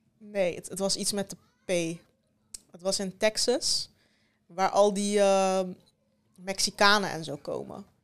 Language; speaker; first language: Dutch; early bilingual, other home language; Turkish